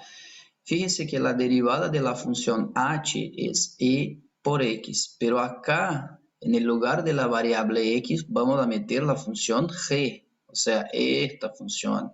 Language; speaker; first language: Spanish; non-native, fluent; Portuguese